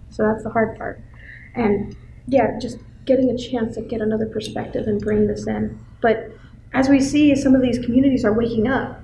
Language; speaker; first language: English; native; English